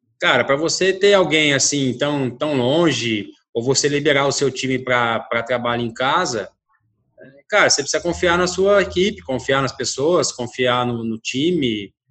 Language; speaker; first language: Portuguese; native; Portuguese